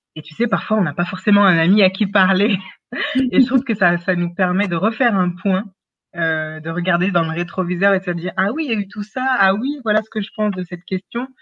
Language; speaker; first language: French; early bilingual, other home language; Wolof